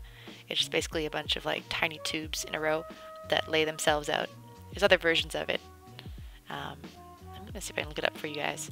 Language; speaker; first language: English; native; English